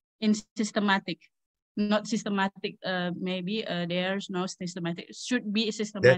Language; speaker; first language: English; non-native, learner; Indonesian